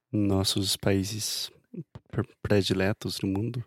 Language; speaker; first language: Portuguese; non-native, fluent; English